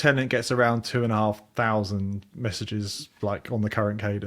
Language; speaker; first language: English; native; English